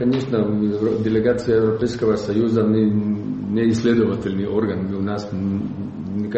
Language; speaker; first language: Russian; non-native, fluent; Croatian